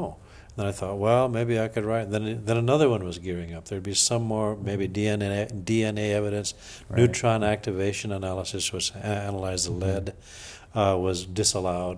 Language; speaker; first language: English; native; English